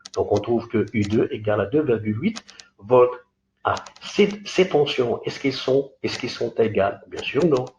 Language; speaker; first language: French; non-native, local second language; Arabic